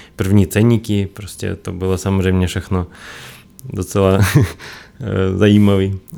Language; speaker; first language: Czech; non-native, fluent; Russian